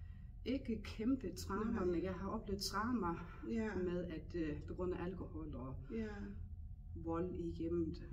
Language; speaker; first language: Danish; non-native, local second language; Faroese